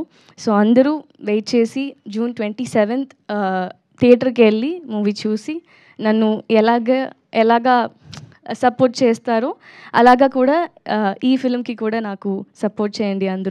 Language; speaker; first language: Telugu; non-native, learner; Tamil